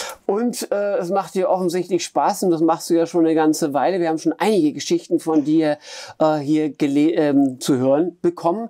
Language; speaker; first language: German; native; German